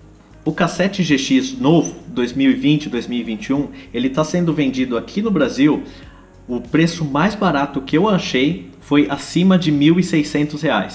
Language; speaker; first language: Portuguese; native; Portuguese